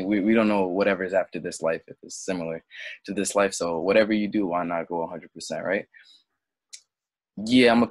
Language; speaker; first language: English; early bilingual, other home language; French